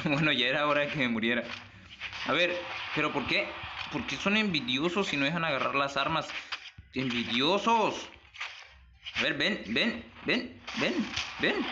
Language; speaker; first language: Spanish; native; Spanish